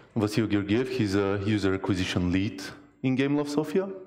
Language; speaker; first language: English; non-native, fluent; Bulgarian